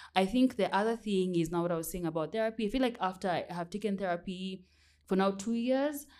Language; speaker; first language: English; non-native, local second language; Kamba